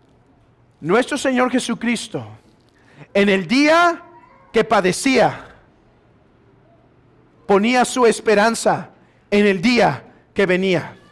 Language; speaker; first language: Spanish; native; Spanish